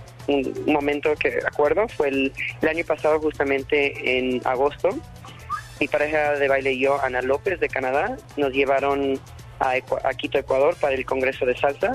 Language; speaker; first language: Spanish; early bilingual, heritage; Spanish